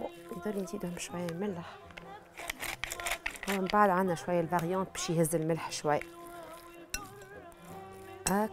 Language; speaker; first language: Arabic; native; Arabic